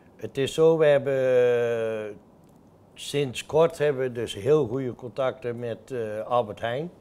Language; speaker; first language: Dutch; native; Dutch